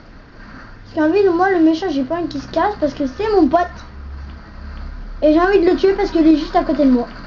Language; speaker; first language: French; native; French